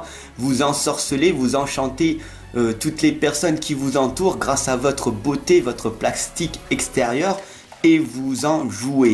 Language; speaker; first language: French; native; French